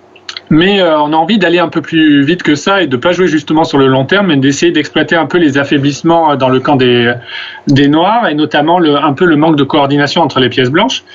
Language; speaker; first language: French; native; French